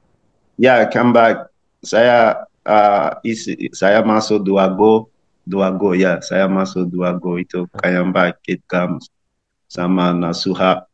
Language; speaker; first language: Indonesian; non-native, learner; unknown